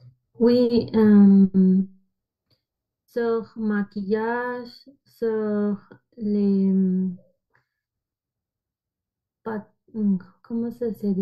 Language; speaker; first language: French; non-native, learner; Spanish